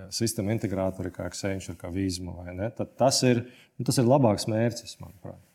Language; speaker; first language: Latvian; native; Latvian